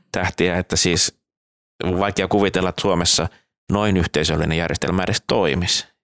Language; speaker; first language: Finnish; native; Finnish